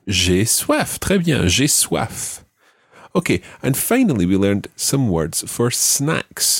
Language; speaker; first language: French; non-native, fluent; English